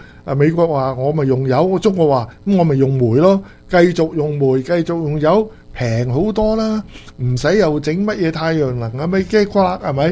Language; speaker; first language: Chinese; native; Chinese